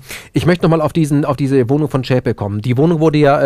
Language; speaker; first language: German; native; German